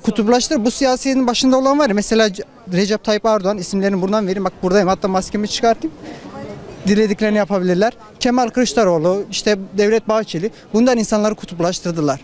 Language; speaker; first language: Turkish; native; Turkish